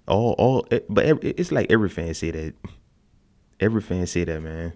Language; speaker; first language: English; native; English